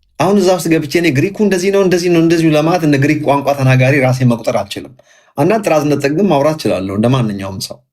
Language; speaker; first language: Amharic; native; Amharic